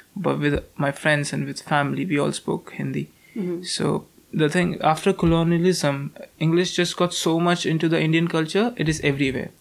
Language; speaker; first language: English; non-native, local second language; Hindi